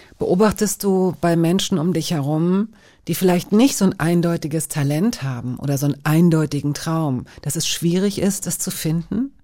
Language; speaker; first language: German; native; German